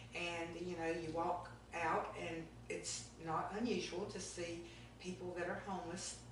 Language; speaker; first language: English; native; English